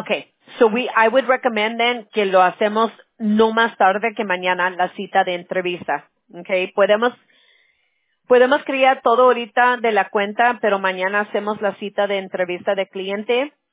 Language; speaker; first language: Spanish; early bilingual, other home language; English